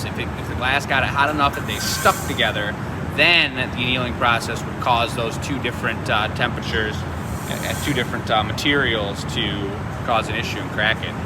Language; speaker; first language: English; native; English